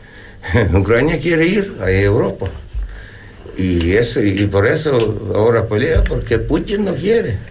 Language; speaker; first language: Spanish; non-native, learner; Ukrainian